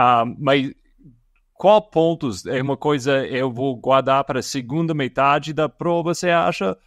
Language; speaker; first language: Portuguese; non-native, fluent; English